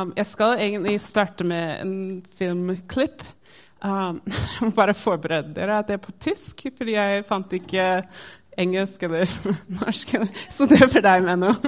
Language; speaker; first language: Norwegian; non-native, fluent; English